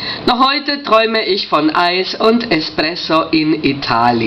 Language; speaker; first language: German; non-native, fluent; Spanish